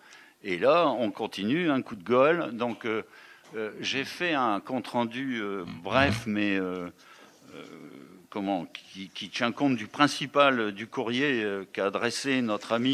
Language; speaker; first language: French; native; French